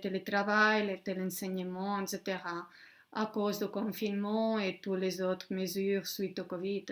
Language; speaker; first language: French; non-native, fluent; Spanish